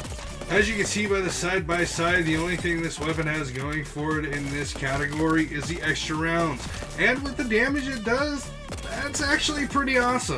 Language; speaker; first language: English; native; English